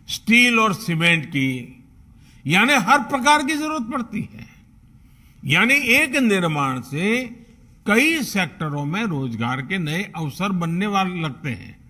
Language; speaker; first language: Hindi; non-native, local second language; Gujarati